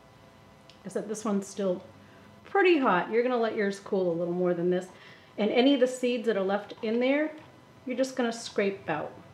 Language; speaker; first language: English; native; English